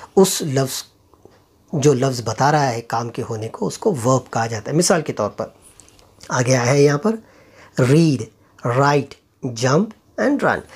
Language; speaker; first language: Urdu; native; Urdu